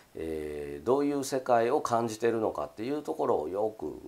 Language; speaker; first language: Japanese; native; Japanese